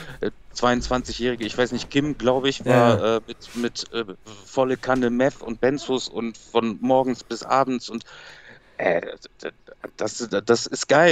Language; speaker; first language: German; native; German